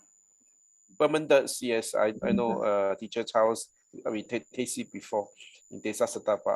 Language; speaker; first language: English; non-native, local second language; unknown